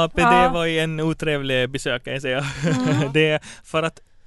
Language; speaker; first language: Swedish; non-native, fluent; Arabic